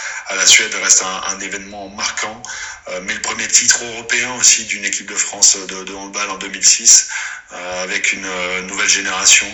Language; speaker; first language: French; native; French